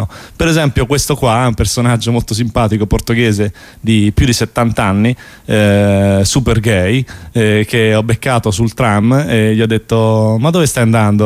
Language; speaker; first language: Italian; native; Italian